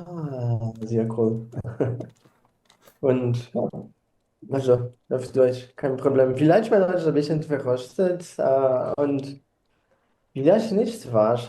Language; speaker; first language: German; non-native, learner; Portuguese